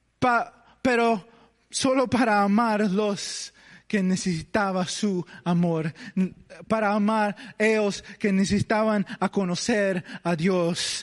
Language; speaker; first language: Spanish; early bilingual, heritage; English